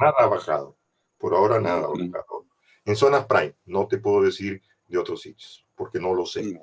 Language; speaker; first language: Spanish; native; Spanish